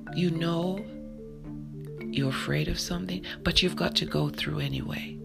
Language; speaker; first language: English; native; English